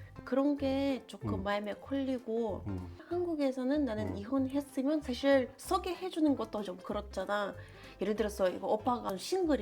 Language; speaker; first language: Korean; non-native, fluent; Ukrainian